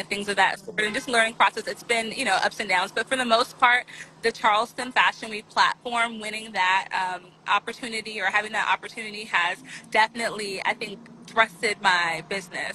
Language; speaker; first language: English; native; English